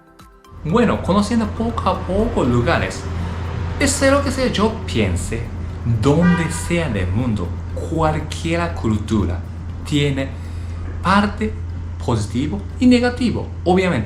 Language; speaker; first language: Spanish; non-native, learner; Japanese